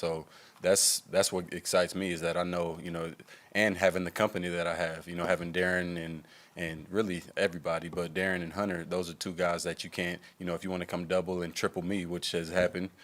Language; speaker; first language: English; native; English